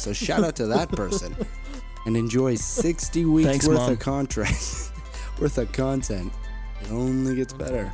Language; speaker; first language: English; native; English